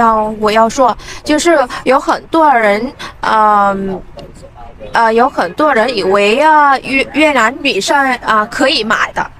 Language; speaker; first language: Chinese; non-native, learner; Vietnamese